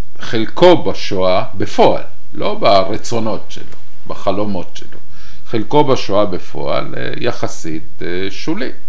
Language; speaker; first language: Hebrew; non-native, fluent; Spanish